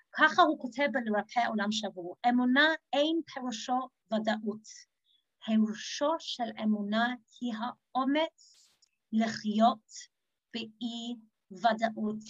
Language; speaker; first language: Hebrew; non-native, fluent; English